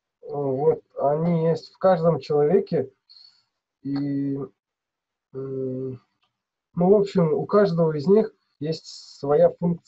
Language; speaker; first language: Russian; non-native, local second language; Yakut